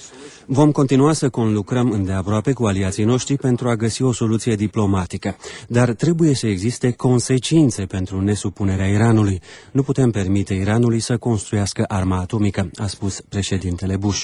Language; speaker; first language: Romanian; native; Romanian